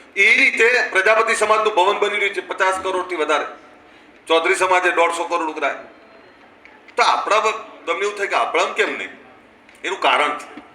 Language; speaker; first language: Gujarati; native; Gujarati